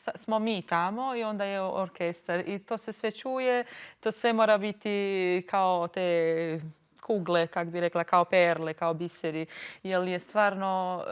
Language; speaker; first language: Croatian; non-native, local second language; Albanian